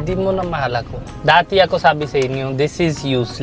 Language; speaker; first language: Filipino; non-native, learner; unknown